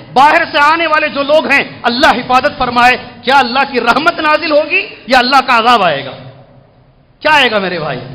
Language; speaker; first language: Urdu; native; Urdu